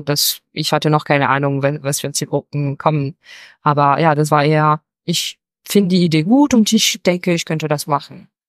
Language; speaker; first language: German; non-native, fluent; French